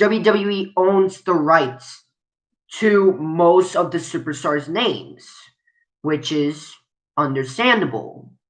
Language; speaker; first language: English; native; English